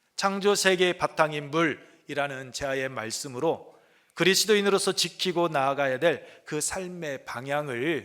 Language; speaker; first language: Korean; native; Korean